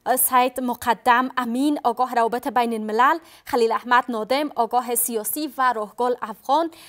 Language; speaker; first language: Persian; native; Persian